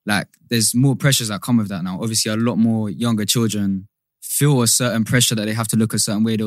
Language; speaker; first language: English; native; English